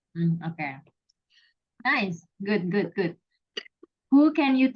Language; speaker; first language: English; non-native, fluent; Indonesian